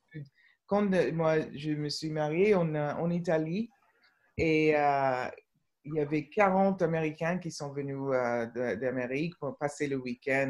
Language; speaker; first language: French; non-native, fluent; English